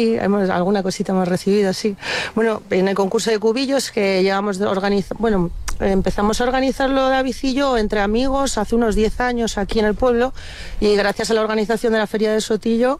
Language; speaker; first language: Spanish; native; Spanish